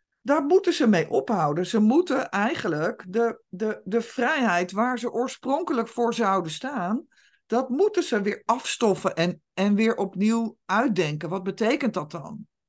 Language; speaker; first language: Dutch; native; Dutch